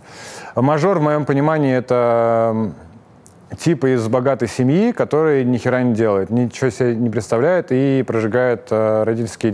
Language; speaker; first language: Russian; native; Russian